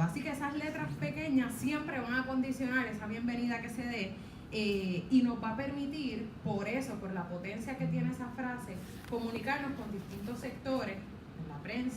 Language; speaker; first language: Spanish; native; Spanish